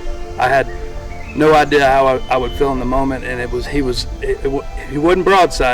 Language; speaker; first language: English; native; English